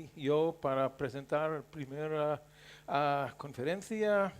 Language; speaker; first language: Spanish; non-native, learner; English